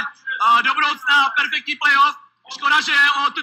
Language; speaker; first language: Czech; native; Czech